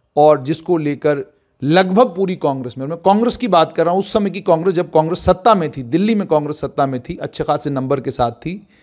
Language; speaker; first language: Hindi; non-native, local second language; Dogri